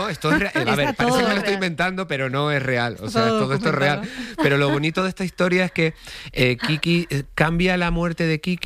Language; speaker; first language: Spanish; native; Spanish